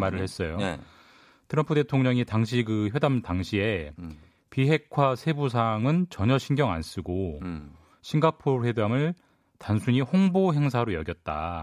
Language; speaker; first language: Korean; native; Korean